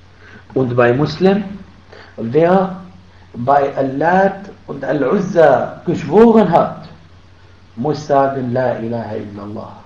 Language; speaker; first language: German; non-native, fluent; Arabic